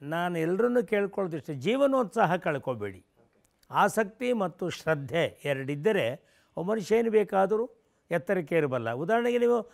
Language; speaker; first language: Kannada; non-native, local second language; Tamil